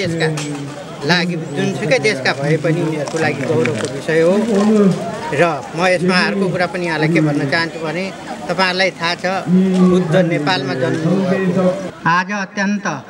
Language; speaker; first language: Nepali; native; Nepali